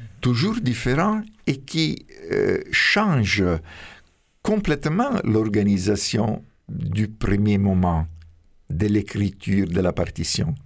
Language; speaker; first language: French; non-native, fluent; Italian